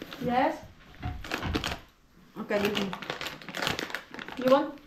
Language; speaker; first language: English; non-native, learner; Filipino